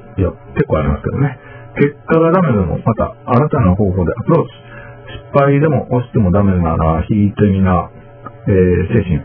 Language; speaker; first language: Japanese; native; Japanese